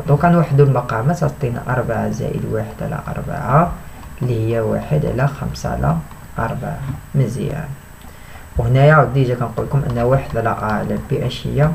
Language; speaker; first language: Arabic; native; Arabic